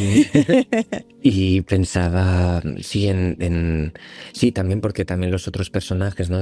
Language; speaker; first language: Spanish; native; Spanish